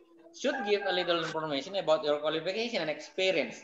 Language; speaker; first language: English; non-native, fluent; Indonesian